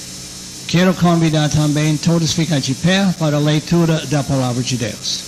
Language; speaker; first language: Portuguese; non-native, fluent; English